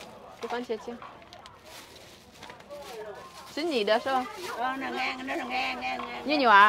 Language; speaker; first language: Chinese; non-native, fluent; Indonesian